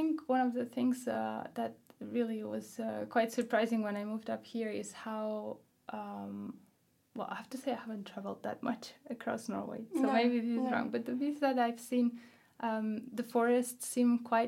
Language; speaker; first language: English; non-native, fluent; Spanish